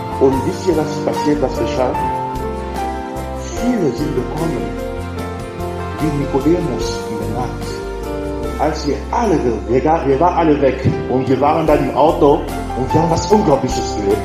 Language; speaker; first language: German; non-native, learner; French